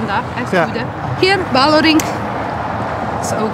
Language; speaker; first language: Dutch; non-native, learner; Polish